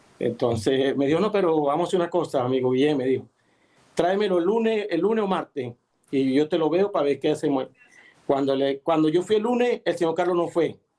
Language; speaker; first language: Spanish; native; Spanish